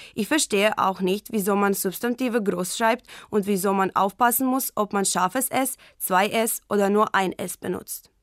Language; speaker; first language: German; non-native, fluent; Croatian